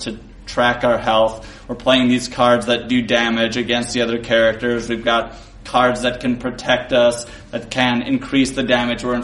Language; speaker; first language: English; native; English